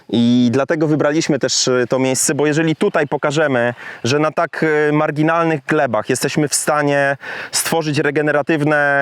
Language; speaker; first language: Polish; native; Polish